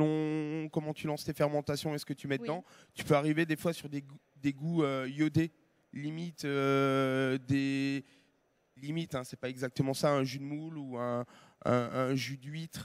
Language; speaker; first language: French; native; French